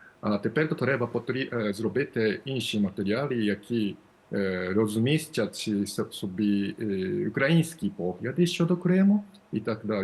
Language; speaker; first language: Ukrainian; non-native, fluent; Japanese